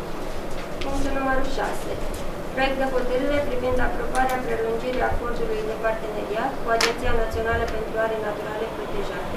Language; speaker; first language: Romanian; native; Romanian